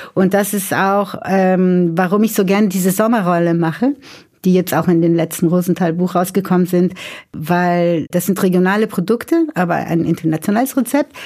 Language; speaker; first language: German; native; German